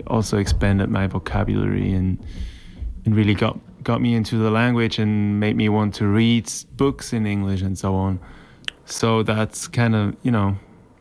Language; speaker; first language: English; non-native, fluent; Swiss German